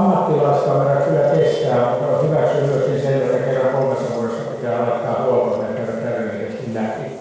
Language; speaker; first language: Finnish; native; Finnish